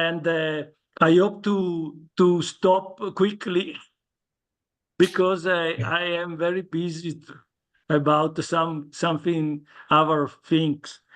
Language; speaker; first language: English; non-native, learner; Italian